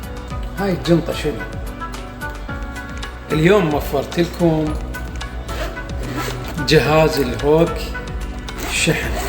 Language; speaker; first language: Arabic; native; Arabic